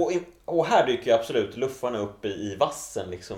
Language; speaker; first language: Swedish; native; Swedish